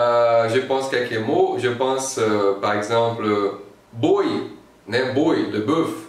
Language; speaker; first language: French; non-native, fluent; Portuguese